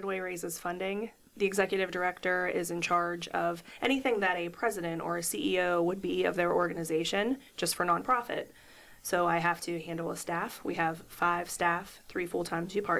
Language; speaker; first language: English; native; English